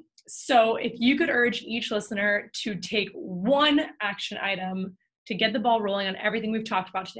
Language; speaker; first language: English; native; English